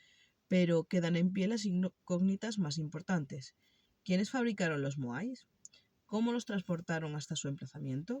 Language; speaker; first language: Spanish; native; Spanish